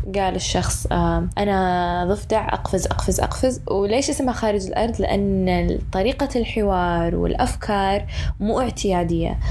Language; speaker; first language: Arabic; early bilingual, other home language; English